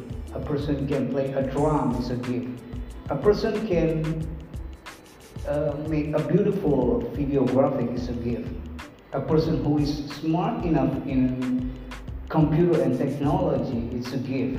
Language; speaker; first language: English; non-native, learner; Indonesian